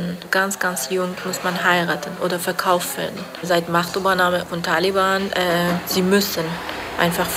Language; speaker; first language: German; non-native, learner; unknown